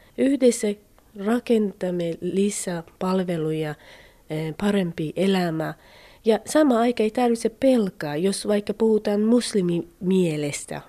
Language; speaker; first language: Finnish; non-native, learner; Central Kurdish